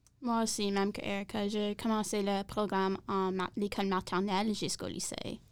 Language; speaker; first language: French; non-native, learner; English